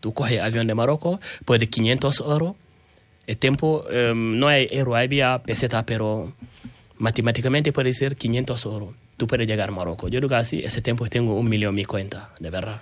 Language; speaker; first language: Spanish; non-native, learner; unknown